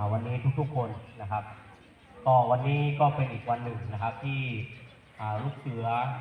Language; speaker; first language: Thai; native; Thai